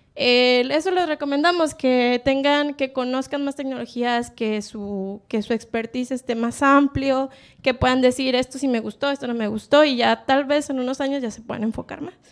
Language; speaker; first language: Spanish; native; Spanish